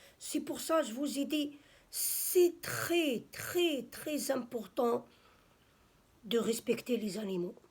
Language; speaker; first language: French; non-native, local second language; Arabic